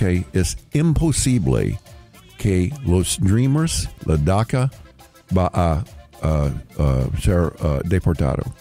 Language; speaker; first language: Spanish; non-native, learner; English